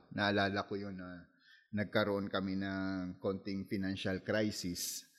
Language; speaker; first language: Filipino; non-native, local second language; Masbatenyo